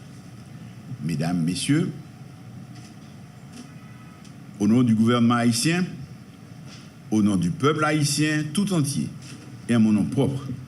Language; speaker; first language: French; non-native, local second language; Haitian Creole